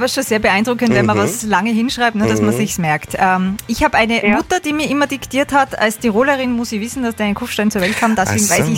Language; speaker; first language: German; native; German